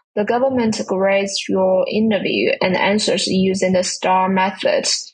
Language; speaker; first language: English; non-native, fluent; Chinese